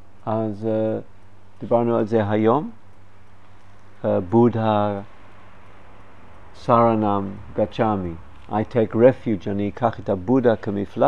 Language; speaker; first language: Hebrew; non-native, fluent; English